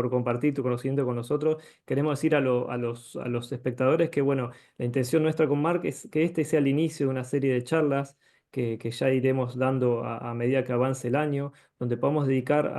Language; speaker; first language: Spanish; native; Spanish